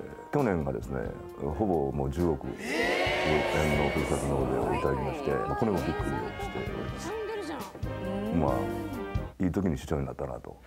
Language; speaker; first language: Japanese; native; Japanese